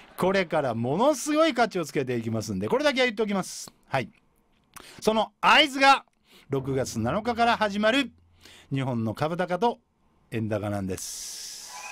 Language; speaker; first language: Japanese; native; Japanese